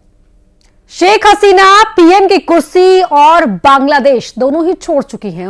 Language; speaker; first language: Hindi; native; Hindi